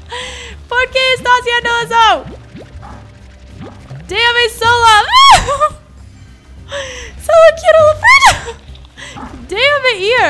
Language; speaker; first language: Spanish; non-native, learner; English